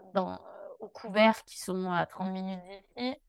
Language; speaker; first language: French; native; French